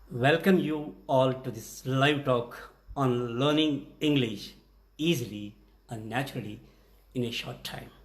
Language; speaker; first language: English; non-native, local second language; Telugu